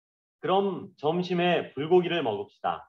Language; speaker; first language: Korean; non-native, learner; Vietnamese